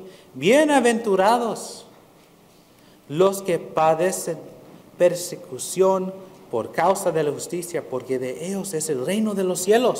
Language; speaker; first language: Spanish; early bilingual, heritage; Spanish